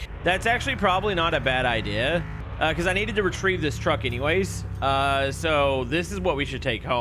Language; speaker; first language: English; native; English